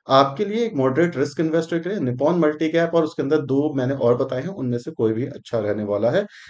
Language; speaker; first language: Hindi; native; Hindi